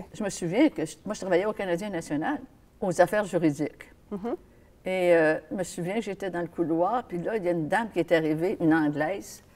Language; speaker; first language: French; native; French